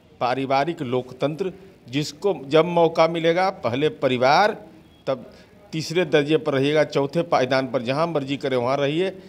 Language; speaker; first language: Hindi; native; Hindi